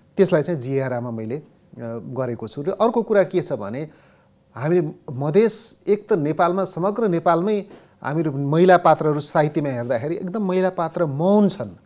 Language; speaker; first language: Nepali; native; Nepali